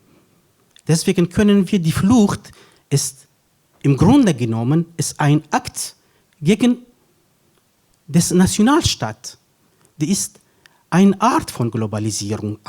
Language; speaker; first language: German; non-native, fluent; Kurdish